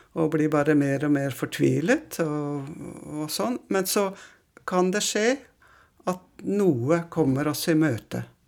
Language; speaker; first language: Norwegian; native; Norwegian